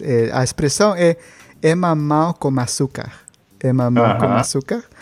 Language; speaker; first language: Portuguese; non-native, learner; Spanish